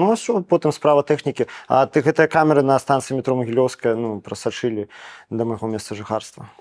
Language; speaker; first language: Belarusian; non-native, local second language; Russian